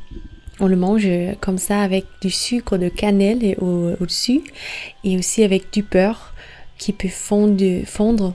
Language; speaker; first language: French; non-native, fluent; Danish